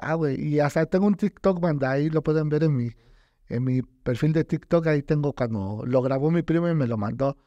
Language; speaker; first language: Spanish; native; Spanish